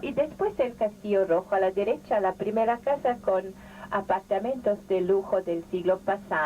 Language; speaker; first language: Spanish; non-native, fluent; German